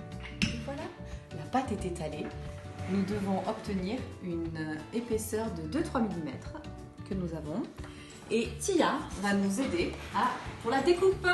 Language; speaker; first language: French; native; French